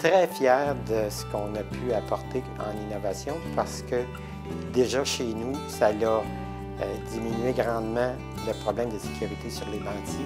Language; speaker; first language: French; native; French